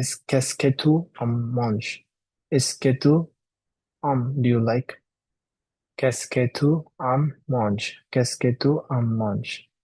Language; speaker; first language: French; non-native, learner; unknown